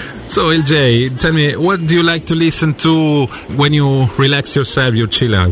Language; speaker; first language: English; non-native, fluent; Italian